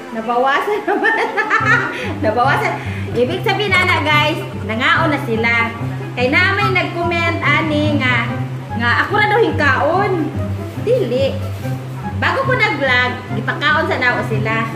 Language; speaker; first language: Cebuano; native; Cebuano